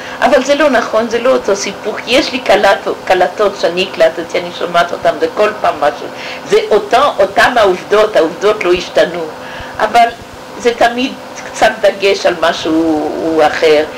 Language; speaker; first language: Hebrew; non-native, fluent; French